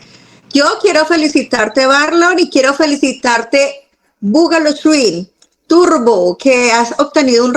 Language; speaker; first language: Spanish; native; Spanish